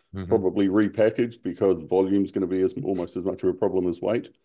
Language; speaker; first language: English; native; English